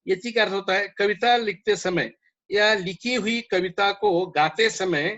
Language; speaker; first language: Hindi; non-native, local second language; Kannada